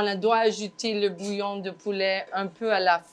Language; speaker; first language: French; non-native, fluent; English